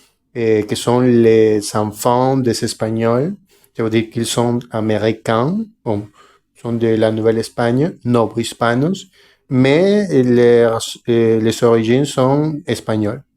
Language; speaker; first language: French; non-native, fluent; Spanish